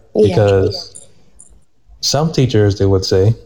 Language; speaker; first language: English; native; English